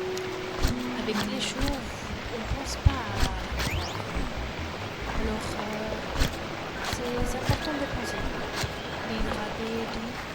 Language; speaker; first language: French; non-native, fluent; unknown